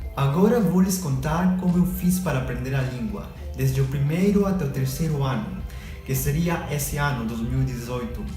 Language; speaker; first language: Portuguese; non-native, fluent; Spanish